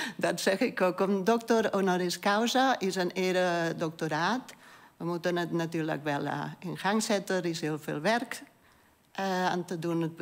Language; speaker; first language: Dutch; non-native, fluent; Catalan